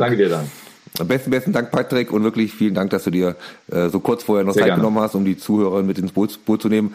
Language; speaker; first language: German; native; German